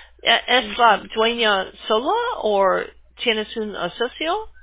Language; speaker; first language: Spanish; non-native, learner; English